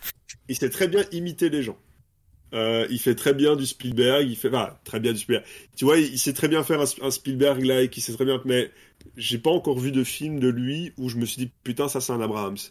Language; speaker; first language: French; native; French